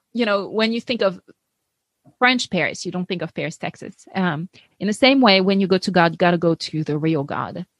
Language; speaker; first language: English; non-native, fluent; French